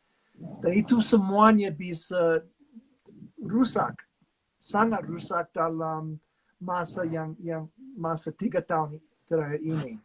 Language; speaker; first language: Indonesian; non-native, fluent; English